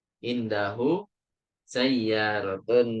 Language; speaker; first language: Arabic; non-native, fluent; Indonesian